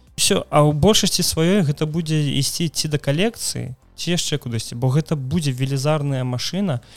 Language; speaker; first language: Belarusian; native; Belarusian